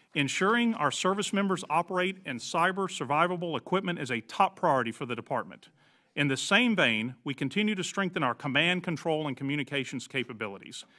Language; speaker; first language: English; native; English